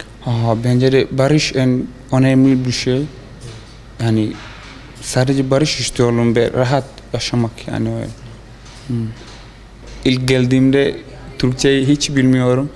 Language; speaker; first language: Turkish; non-native, learner; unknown